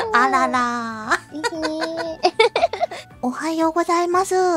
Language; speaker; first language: Japanese; native; Japanese